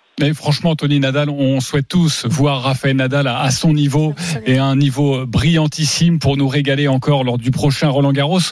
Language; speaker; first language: French; native; French